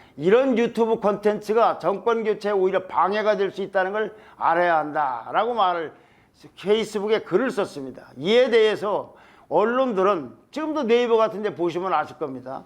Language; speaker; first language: Korean; native; Korean